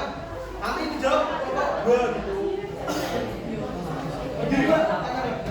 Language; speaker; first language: Indonesian; native; Indonesian